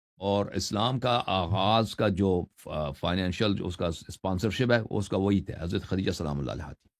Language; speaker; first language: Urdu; non-native, fluent; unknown